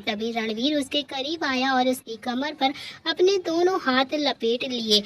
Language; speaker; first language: Hindi; native; Hindi